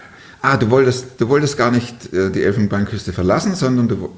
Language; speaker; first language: German; native; German